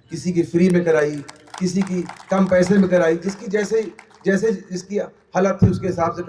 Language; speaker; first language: Hindi; native; Hindi